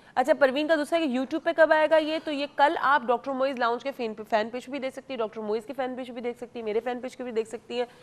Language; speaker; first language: Urdu; native; Urdu